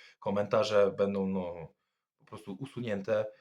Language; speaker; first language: Polish; non-native, fluent; French